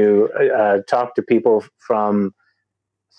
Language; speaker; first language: English; native; English